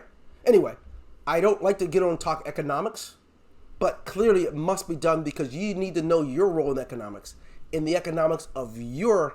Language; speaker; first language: English; native; English